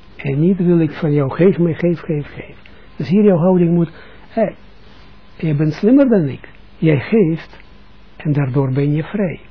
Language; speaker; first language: Dutch; non-native, fluent; Russian